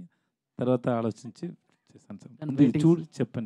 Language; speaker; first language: Telugu; non-native, learner; Tamil